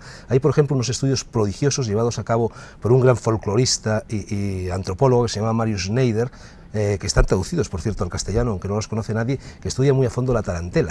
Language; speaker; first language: Spanish; native; Spanish